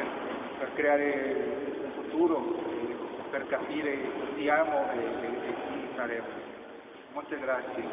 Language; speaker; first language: Italian; non-native, fluent; Spanish